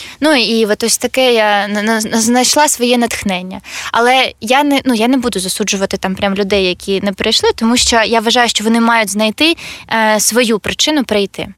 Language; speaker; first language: Ukrainian; non-native, local second language; Russian